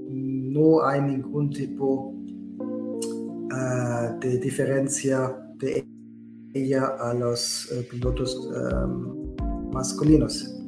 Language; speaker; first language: Spanish; non-native, fluent; German